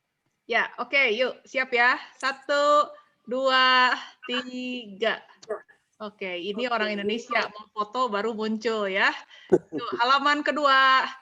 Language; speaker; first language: Indonesian; native; Indonesian